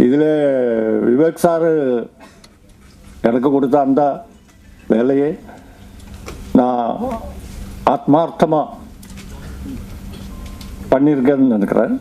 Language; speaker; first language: Tamil; non-native, learner; Malayalam